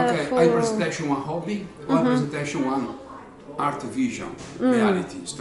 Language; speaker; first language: English; non-native, learner; Italian